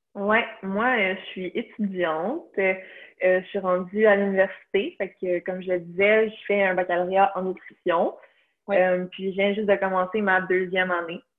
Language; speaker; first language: French; native; French